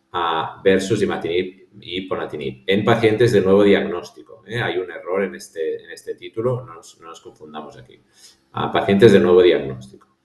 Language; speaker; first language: Spanish; native; Spanish